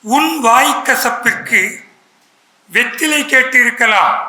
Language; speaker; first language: Tamil; native; Tamil